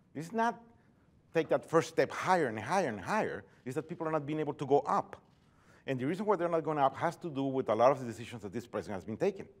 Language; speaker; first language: English; non-native, fluent; Spanish